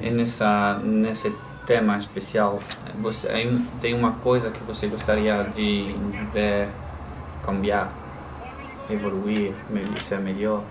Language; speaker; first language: Portuguese; non-native, fluent; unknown